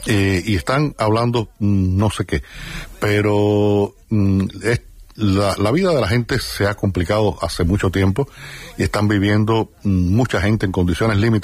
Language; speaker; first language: Spanish; native; Spanish